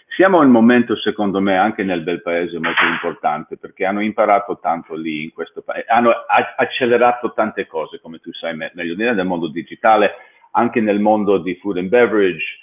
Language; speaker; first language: Italian; early bilingual, heritage; English